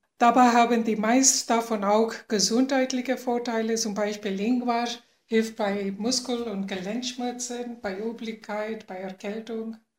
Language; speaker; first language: German; non-native, fluent; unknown